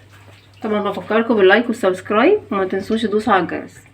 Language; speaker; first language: Arabic; native; Arabic